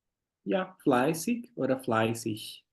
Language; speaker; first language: German; non-native, fluent; Portuguese